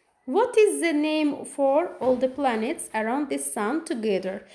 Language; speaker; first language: English; non-native, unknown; Azerbaijani